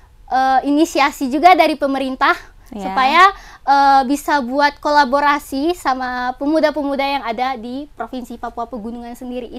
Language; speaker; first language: Indonesian; native; Indonesian